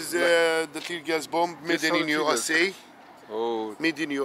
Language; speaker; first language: English; non-native, learner; Arabic